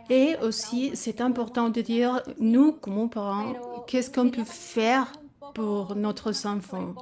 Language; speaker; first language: French; non-native, fluent; Spanish